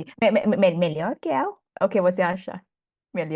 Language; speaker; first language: Portuguese; non-native, fluent; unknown